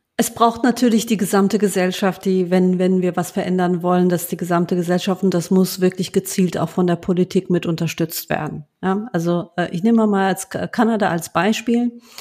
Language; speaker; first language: German; early bilingual, other home language; Turkish